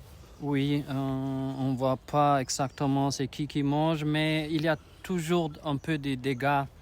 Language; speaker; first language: French; non-native, learner; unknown